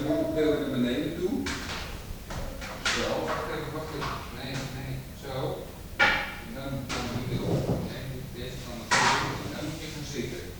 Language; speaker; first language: Dutch; native; Dutch